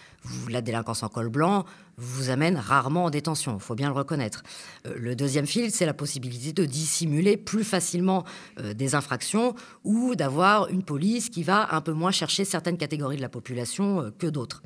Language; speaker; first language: French; native; French